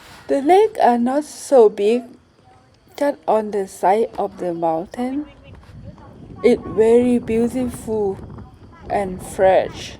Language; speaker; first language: English; non-native, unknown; Thai